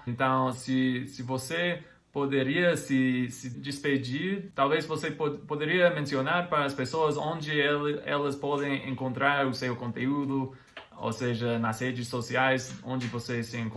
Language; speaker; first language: Portuguese; non-native, fluent; English